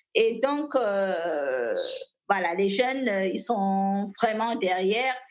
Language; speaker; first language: French; non-native, local second language; Fula